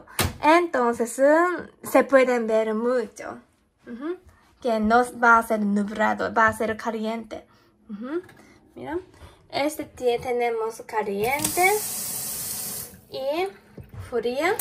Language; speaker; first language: Spanish; non-native, learner; Japanese